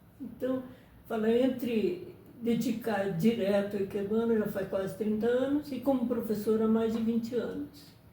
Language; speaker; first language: Portuguese; early bilingual, other home language; Japanese